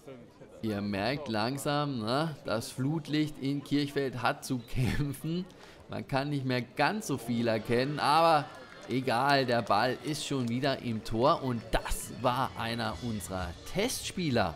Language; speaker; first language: German; native; German